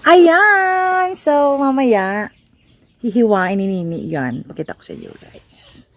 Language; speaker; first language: Filipino; native; Filipino